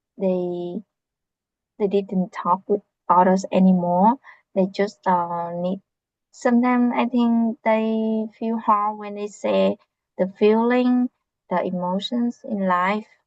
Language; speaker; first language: English; non-native, learner; Vietnamese